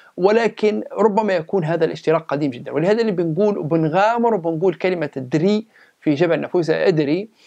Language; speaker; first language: Arabic; native; Arabic